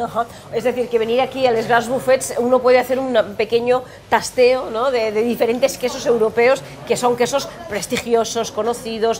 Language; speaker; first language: Spanish; native; Spanish